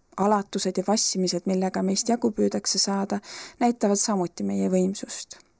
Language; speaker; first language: Estonian; native; Estonian